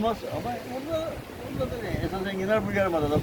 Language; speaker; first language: Turkish; native; Turkish